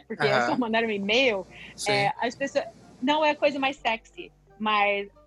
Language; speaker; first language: Portuguese; non-native, fluent; English